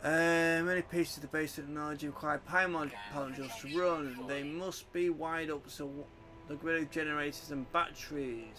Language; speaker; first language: English; native; English